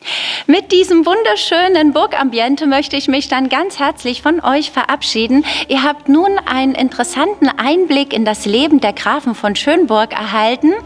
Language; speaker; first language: German; native; German